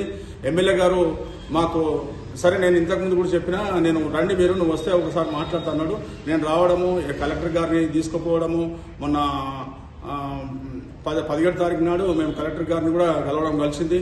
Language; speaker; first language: Telugu; native; Telugu